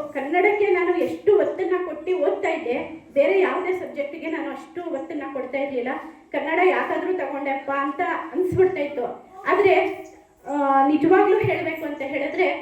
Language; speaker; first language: Kannada; non-native, local second language; Urdu